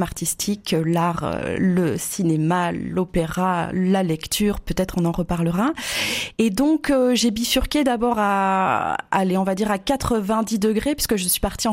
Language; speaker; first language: French; native; French